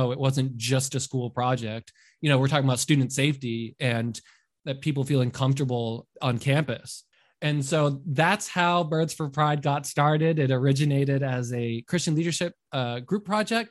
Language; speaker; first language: English; native; English